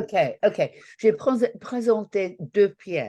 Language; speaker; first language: French; non-native, learner; English